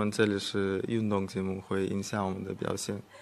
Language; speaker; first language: Chinese; non-native, fluent; Russian